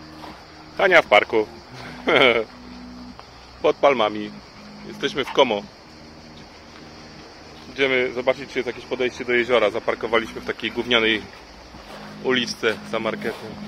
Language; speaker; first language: Polish; native; Polish